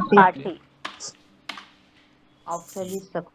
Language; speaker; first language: English; non-native, learner; Hindi